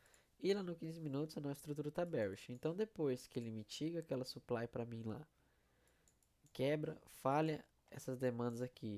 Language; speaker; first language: Portuguese; native; Portuguese